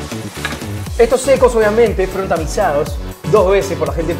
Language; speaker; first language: Spanish; native; Spanish